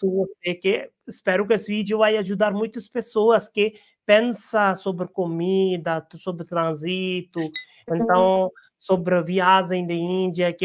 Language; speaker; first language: Portuguese; non-native, learner; Hindi